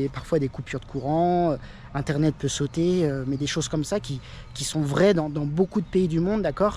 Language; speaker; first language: French; native; French